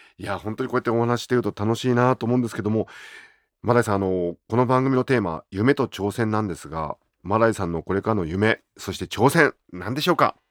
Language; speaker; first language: Japanese; native; Japanese